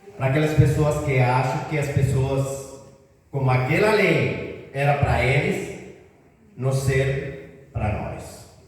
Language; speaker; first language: Portuguese; non-native, fluent; Spanish